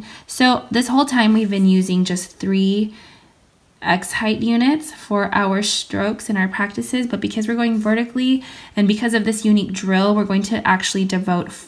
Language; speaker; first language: English; native; English